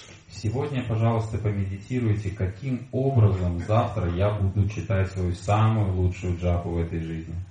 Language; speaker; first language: Russian; native; Russian